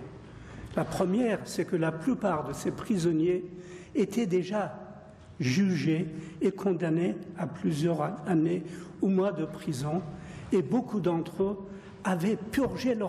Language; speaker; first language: French; non-native, fluent; Persian